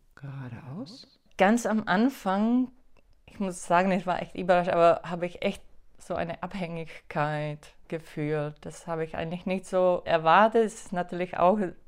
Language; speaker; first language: German; non-native, fluent; Czech